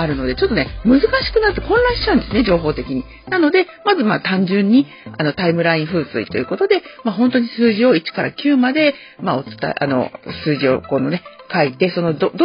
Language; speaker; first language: Japanese; native; Japanese